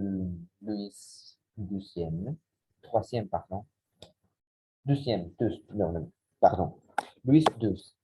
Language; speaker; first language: French; non-native, learner; Spanish